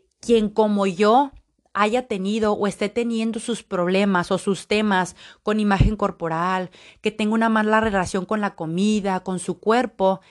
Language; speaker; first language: Spanish; native; Spanish